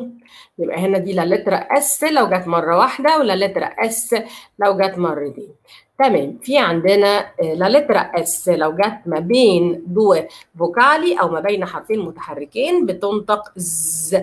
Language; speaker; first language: Arabic; native; Arabic